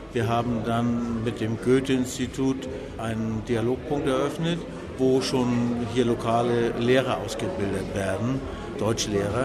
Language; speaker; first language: German; native; German